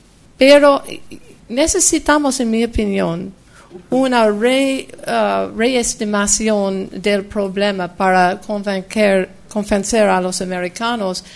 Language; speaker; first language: Spanish; non-native, fluent; English